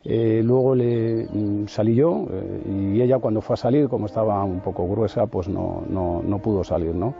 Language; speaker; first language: Spanish; native; Spanish